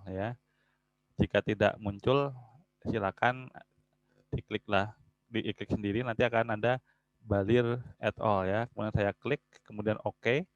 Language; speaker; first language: Indonesian; native; Indonesian